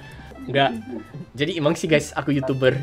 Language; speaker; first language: Indonesian; non-native, fluent; English